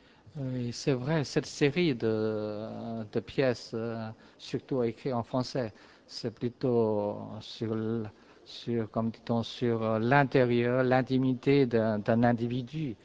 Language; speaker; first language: French; non-native, fluent; Chinese